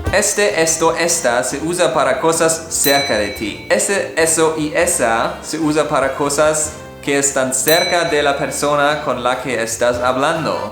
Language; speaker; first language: Spanish; non-native, fluent; German